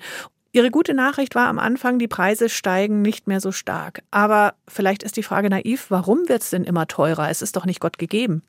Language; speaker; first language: German; native; German